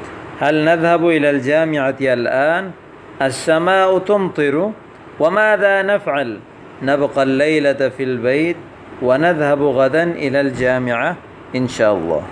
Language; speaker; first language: Arabic; non-native, fluent; Urdu